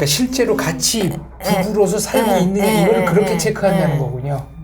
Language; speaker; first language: Korean; native; Korean